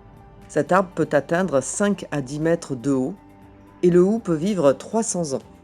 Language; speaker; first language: French; native; French